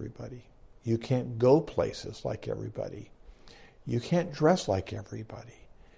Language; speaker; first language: English; native; English